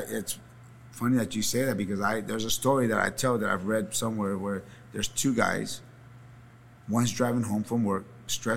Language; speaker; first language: English; native; English